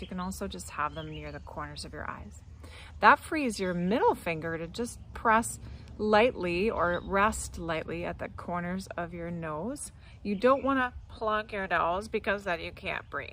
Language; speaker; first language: English; native; English